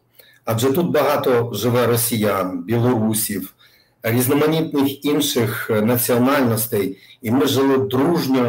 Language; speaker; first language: Ukrainian; native; Ukrainian